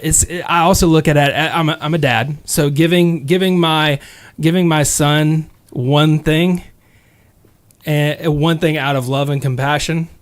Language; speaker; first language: English; native; English